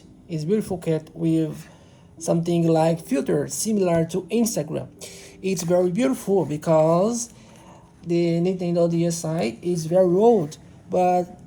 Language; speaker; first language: English; non-native, learner; Portuguese